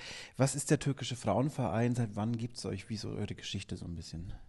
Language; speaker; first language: German; native; German